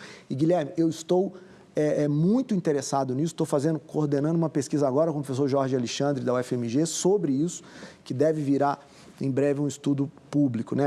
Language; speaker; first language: Portuguese; native; Portuguese